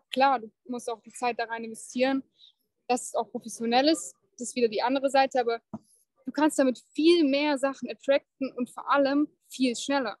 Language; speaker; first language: German; native; German